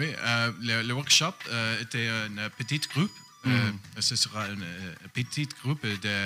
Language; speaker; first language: French; non-native, learner; English